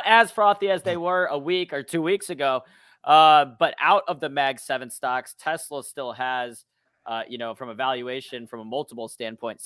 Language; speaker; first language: English; native; English